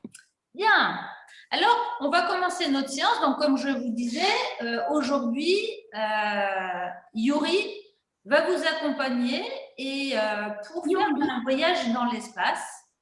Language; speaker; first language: French; native; French